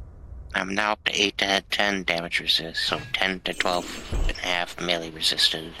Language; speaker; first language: English; native; English